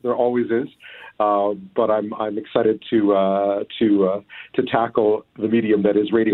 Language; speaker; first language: English; native; English